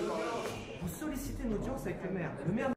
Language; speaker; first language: French; native; French